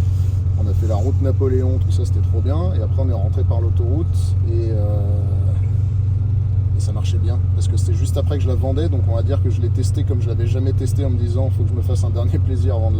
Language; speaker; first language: French; native; French